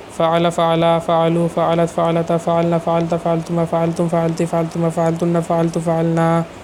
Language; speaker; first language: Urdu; native; Urdu